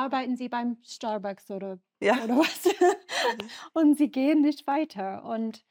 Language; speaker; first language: German; non-native, learner; English